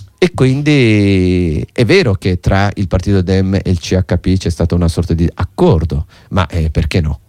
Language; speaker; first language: Italian; non-native, fluent; Turkish